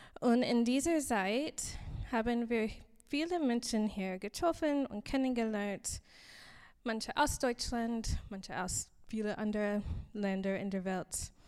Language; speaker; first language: German; non-native, learner; English